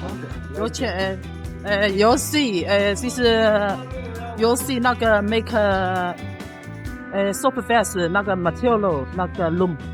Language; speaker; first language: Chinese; native; Chinese